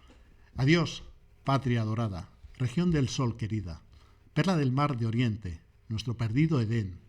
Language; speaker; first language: Spanish; native; Spanish